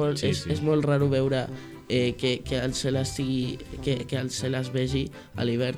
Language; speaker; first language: Catalan; early bilingual, heritage; Catalan